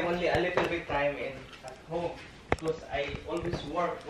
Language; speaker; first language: English; non-native, learner; Filipino